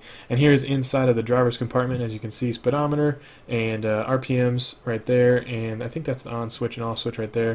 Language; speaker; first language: English; native; English